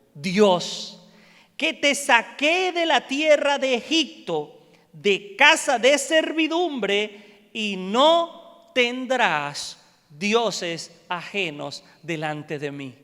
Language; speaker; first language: Spanish; native; Spanish